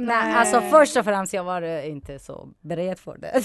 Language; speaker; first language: Swedish; non-native, fluent; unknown